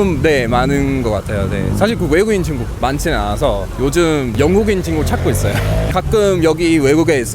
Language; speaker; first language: Korean; non-native, fluent; English